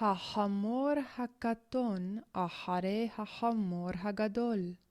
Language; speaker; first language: Hebrew; non-native, learner; English